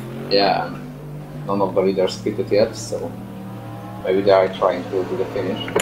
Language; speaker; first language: English; non-native, fluent; Polish